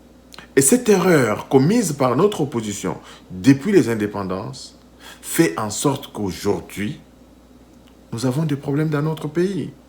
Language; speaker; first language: French; non-native, local second language; Lingala